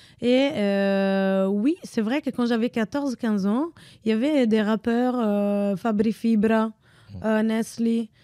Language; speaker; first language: French; non-native, fluent; Italian